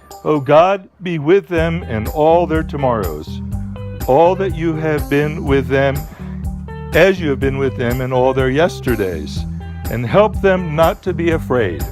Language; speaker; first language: English; native; English